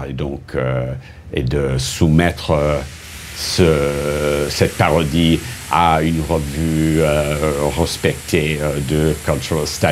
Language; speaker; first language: French; non-native, fluent; English